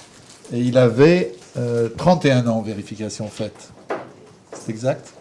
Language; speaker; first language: French; native; French